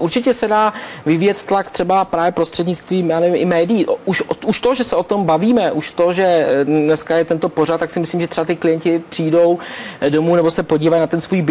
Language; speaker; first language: Czech; native; Czech